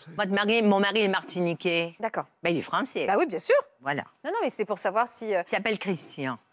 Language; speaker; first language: French; native; French